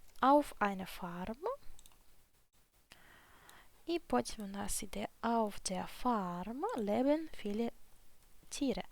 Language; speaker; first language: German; non-native, fluent; Ukrainian